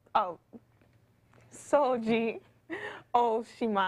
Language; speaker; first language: Japanese; non-native, learner; English